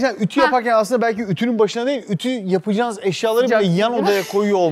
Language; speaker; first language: Turkish; native; Turkish